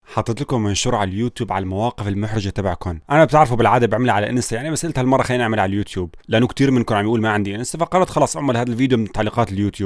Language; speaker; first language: Arabic; native; Arabic